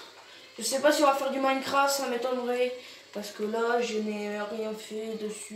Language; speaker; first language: French; native; French